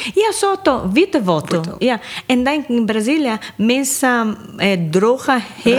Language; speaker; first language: Dutch; non-native, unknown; Portuguese